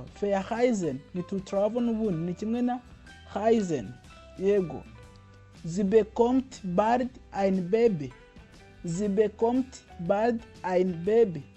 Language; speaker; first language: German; non-native, fluent; Kinyarwanda